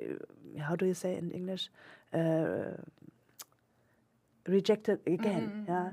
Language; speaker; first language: English; non-native, local second language; German